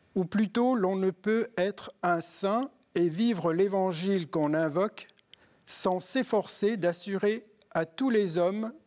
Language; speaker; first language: French; native; French